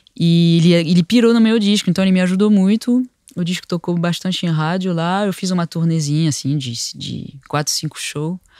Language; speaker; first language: Portuguese; non-native, fluent; French